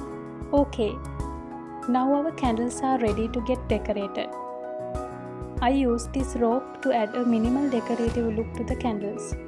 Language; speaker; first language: English; non-native, fluent; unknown